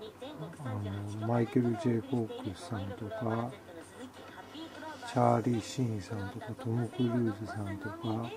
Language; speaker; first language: Japanese; native; Japanese